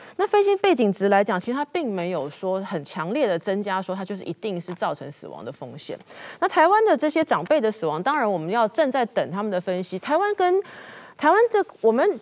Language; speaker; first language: Chinese; native; Chinese